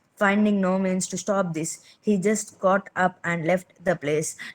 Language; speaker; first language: English; non-native, local second language; Telugu